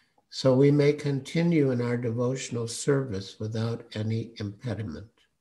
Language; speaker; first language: English; native; English